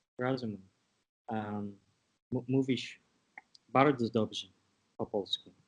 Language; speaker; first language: Polish; non-native, fluent; English